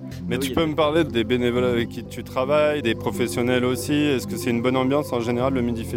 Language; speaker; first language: French; native; French